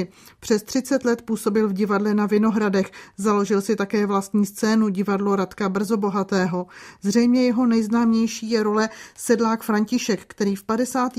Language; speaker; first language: Czech; native; Czech